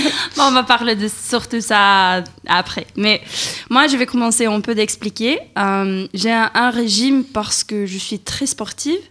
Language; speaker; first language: French; non-native, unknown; Swedish